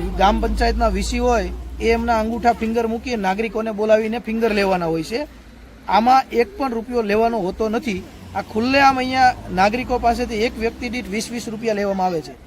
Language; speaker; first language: Gujarati; native; Gujarati